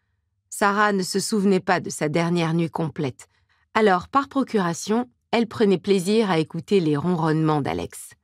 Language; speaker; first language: French; native; French